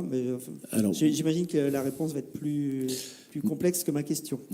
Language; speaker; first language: French; native; French